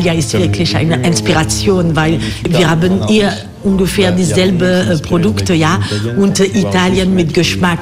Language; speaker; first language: German; non-native, learner; French